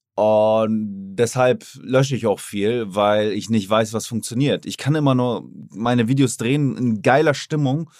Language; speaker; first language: German; native; German